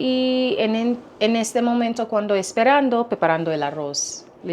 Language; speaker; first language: Spanish; non-native, learner; English